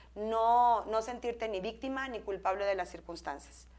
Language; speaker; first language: Spanish; native; Spanish